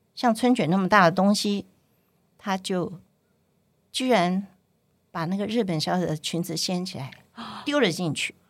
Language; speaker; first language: Chinese; non-native, local second language; Cantonese